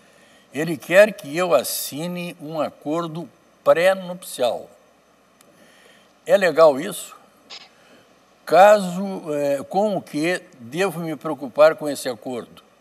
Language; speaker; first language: Portuguese; native; Portuguese